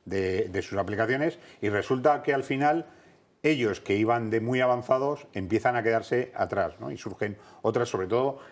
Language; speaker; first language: Spanish; native; Spanish